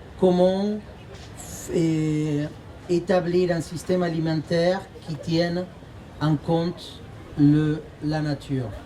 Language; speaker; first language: French; non-native, fluent; Spanish